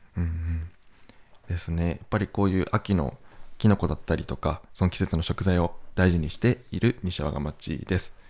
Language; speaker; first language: Japanese; native; Japanese